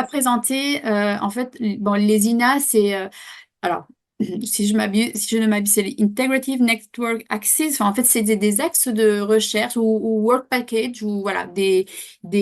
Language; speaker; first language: French; native; French